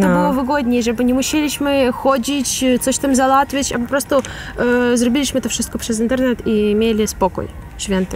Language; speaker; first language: Polish; non-native, fluent; Ukrainian